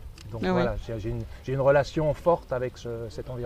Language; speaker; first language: French; native; French